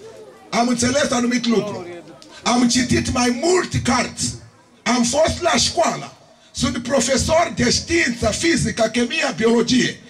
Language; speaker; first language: Romanian; non-native, learner; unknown